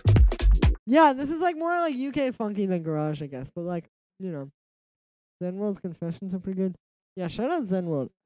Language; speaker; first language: English; native; English